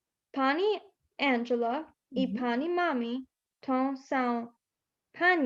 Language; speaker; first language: Polish; non-native, learner; English